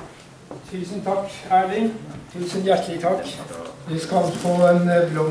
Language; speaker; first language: Norwegian; non-native, fluent; Kurdish